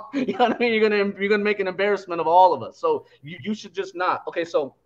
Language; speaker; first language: English; native; English